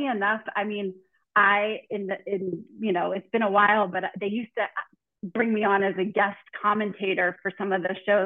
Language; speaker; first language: English; native; English